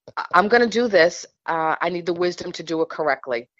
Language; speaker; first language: English; native; English